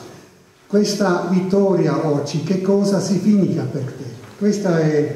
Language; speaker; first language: Italian; non-native, fluent; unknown